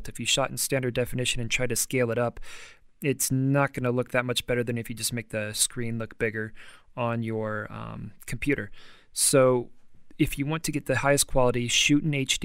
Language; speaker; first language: English; native; English